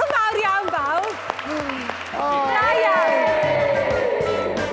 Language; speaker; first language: Welsh; native; Welsh